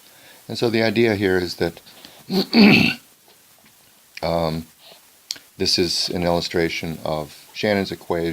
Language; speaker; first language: English; native; English